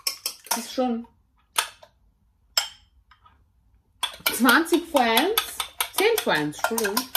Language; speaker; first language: German; early bilingual, heritage; German